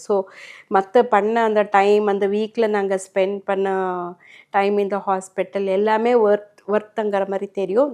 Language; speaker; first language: Tamil; native; Tamil